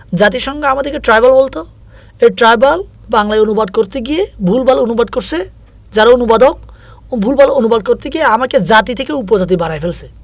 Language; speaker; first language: Bangla; non-native, local second language; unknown